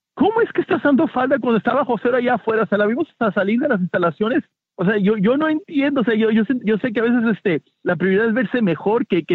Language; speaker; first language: Spanish; native; Spanish